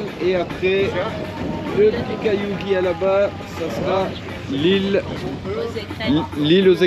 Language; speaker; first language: French; native; French